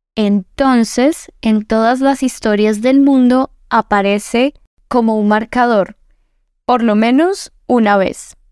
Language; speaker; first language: Spanish; native; Spanish